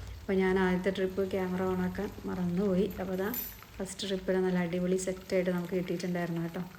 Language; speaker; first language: Malayalam; native; Malayalam